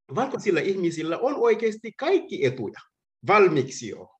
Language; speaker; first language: Finnish; non-native, fluent; Wolof